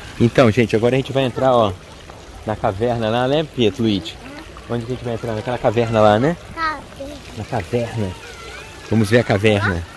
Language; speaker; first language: Portuguese; native; Portuguese